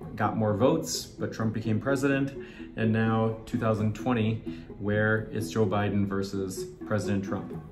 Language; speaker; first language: English; native; English